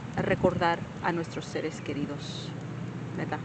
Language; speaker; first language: Spanish; early bilingual, other home language; English